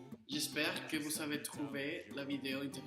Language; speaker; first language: French; non-native, learner; Spanish